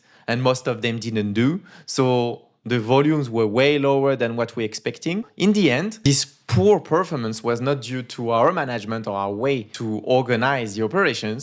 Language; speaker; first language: English; non-native, fluent; French